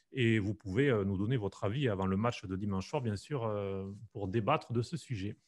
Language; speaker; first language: French; native; French